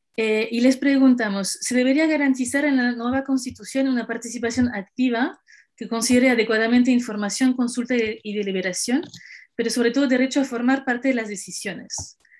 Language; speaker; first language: Spanish; non-native, fluent; French